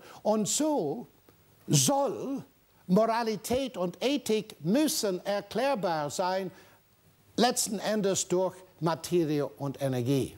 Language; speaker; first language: German; non-native, fluent; English